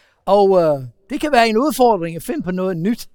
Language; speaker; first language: Danish; non-native, fluent; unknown